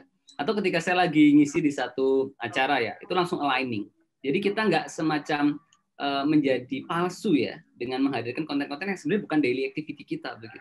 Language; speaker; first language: Indonesian; native; Indonesian